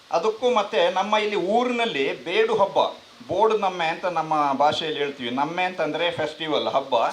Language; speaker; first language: Kannada; non-native, local second language; Kodava